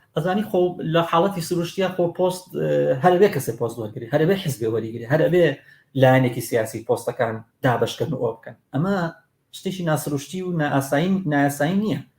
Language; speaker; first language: Central Kurdish; native; Central Kurdish